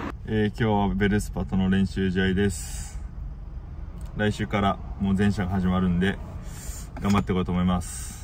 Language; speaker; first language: Japanese; native; Japanese